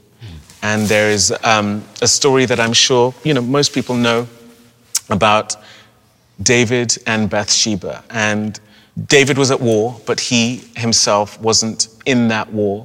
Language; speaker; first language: English; native; English